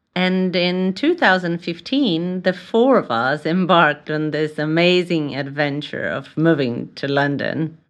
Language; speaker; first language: English; non-native, fluent; Portuguese